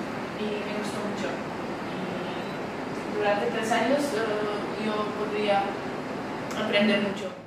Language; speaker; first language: Spanish; non-native, learner; Czech